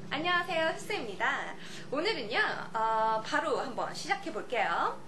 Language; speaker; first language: Korean; native; Korean